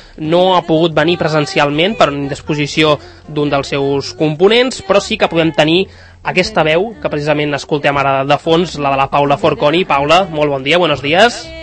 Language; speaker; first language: Catalan; native; Catalan